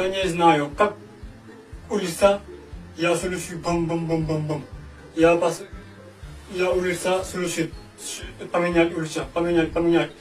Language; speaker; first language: Russian; non-native, learner; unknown